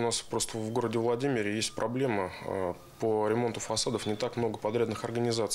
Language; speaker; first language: Russian; native; Russian